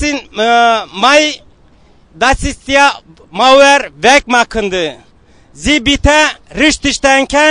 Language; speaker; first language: German; non-native, learner; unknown